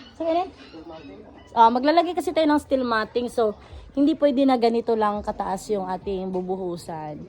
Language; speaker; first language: Filipino; non-native, local second language; Cebuano